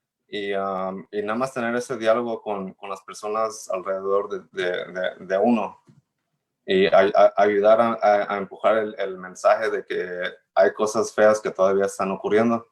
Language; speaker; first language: Spanish; early bilingual, heritage; Spanish